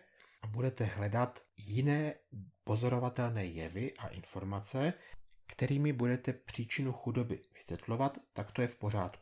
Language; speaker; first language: Czech; native; Czech